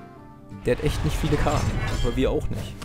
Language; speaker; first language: German; native; German